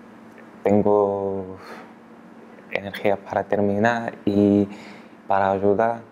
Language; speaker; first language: Spanish; non-native, learner; Arabic